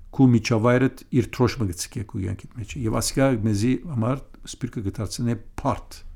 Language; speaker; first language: Armenian; early bilingual, heritage; Armenian